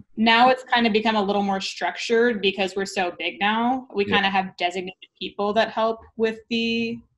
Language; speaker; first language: English; native; English